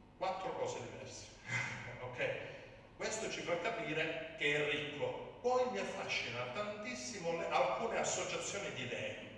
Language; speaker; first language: Italian; native; Italian